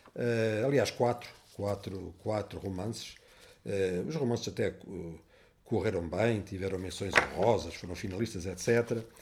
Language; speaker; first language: Portuguese; native; Portuguese